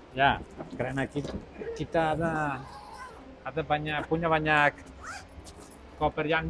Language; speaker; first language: Indonesian; non-native, learner; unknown